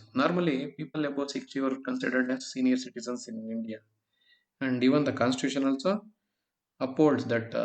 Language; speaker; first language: English; non-native, local second language; Kannada